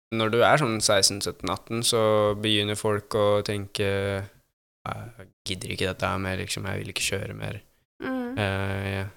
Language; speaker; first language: Norwegian; native; Norwegian